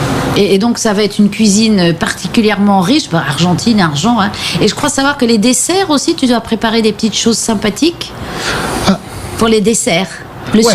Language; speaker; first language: French; native; French